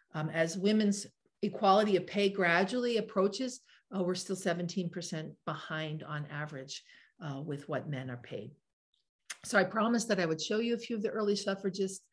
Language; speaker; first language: English; native; English